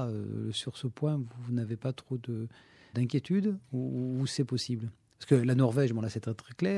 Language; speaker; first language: French; native; French